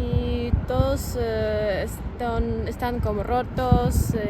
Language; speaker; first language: Spanish; non-native, fluent; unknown